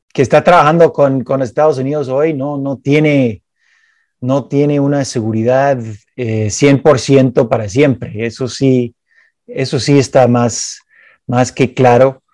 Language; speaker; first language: Spanish; non-native, fluent; English